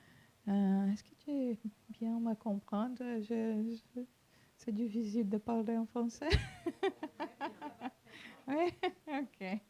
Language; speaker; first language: French; non-native, fluent; Portuguese